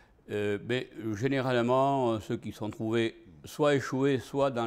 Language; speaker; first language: French; native; French